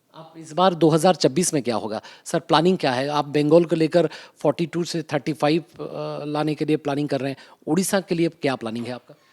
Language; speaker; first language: Hindi; non-native, local second language; Odia